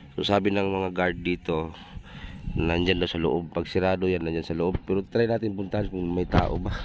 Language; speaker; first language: Filipino; non-native, local second language; Cebuano